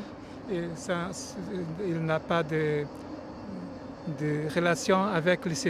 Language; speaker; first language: French; non-native, learner; Portuguese